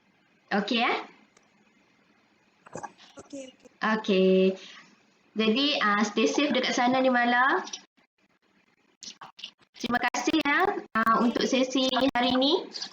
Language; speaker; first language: Malay; native; Malay